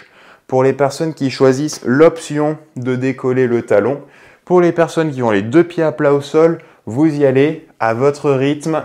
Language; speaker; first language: French; native; French